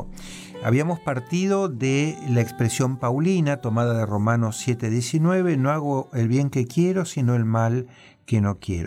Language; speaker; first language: Spanish; native; Spanish